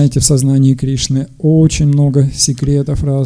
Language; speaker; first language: Russian; native; Russian